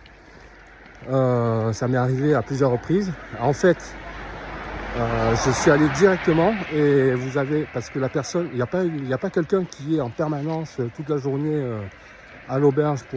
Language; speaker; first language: French; native; French